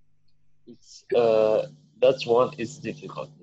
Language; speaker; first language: English; non-native, local second language; Arabic